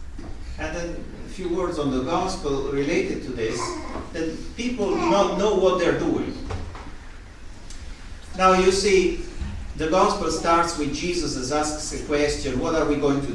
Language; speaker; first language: English; non-native, fluent; Italian